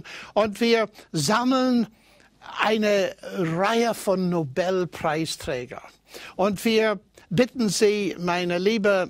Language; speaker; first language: German; non-native, fluent; English